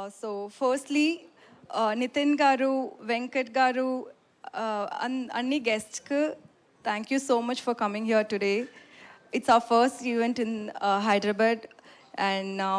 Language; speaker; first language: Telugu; non-native, learner; Tamil